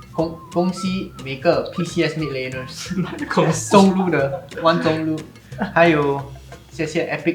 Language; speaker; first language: Chinese; non-native, learner; English